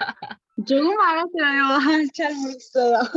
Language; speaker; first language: Korean; non-native, learner; Mongolian